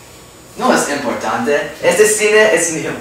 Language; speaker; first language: Spanish; non-native, learner; English